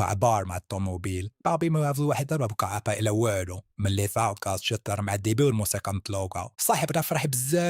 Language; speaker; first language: Arabic; native; Arabic